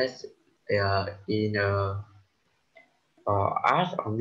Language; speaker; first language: English; non-native, learner; Vietnamese